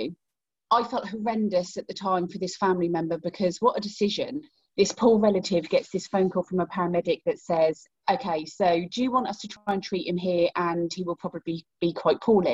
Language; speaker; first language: English; native; English